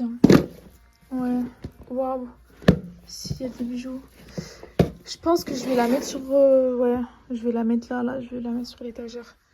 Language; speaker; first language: French; native; French